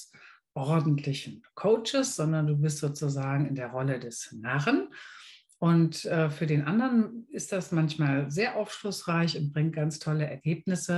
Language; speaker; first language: German; native; German